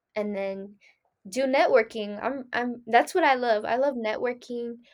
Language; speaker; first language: English; early bilingual, other home language; Spanish